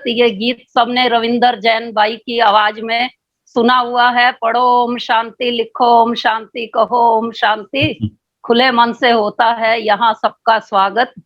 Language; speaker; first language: Hindi; native; Hindi